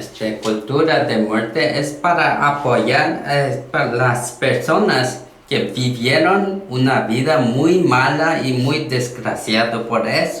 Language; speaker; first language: Spanish; non-native, learner; Korean